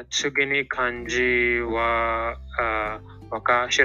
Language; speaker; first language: Japanese; non-native, learner; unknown